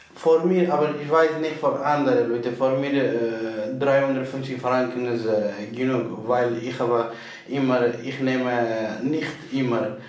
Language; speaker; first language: German; non-native, learner; Persian